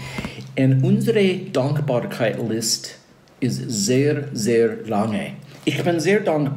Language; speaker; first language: German; non-native, learner; English